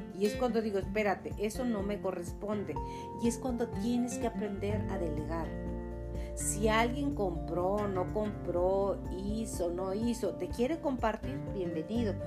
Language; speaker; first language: Spanish; native; Spanish